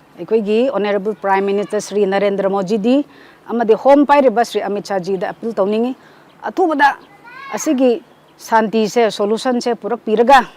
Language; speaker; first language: Manipuri; non-native, local second language; Rongmei Naga